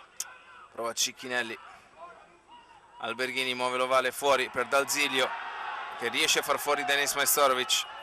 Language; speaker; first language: Italian; native; Italian